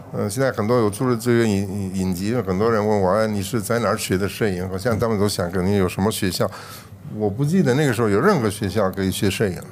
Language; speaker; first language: Chinese; non-native, fluent; Italian